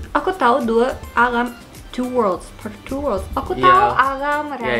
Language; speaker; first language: Indonesian; non-native, learner; English